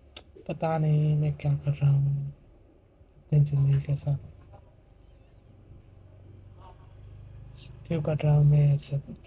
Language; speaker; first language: Hindi; non-native, local second language; Bangla